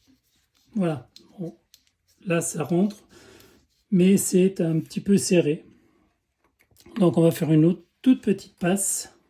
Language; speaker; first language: French; native; French